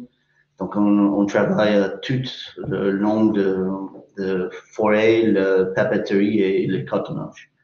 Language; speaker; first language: French; non-native, fluent; English